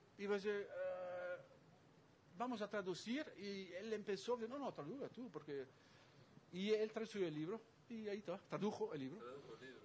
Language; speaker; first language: Spanish; non-native, fluent; Dutch